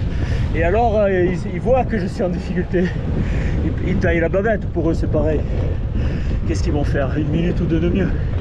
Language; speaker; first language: French; native; French